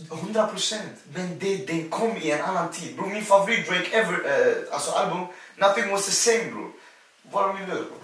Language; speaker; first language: Swedish; early bilingual, other home language; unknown